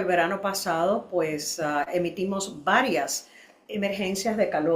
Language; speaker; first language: Spanish; native; Spanish